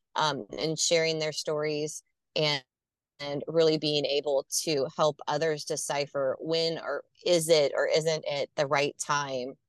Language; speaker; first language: English; native; English